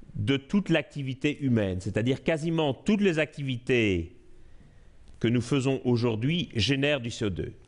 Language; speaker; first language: French; native; French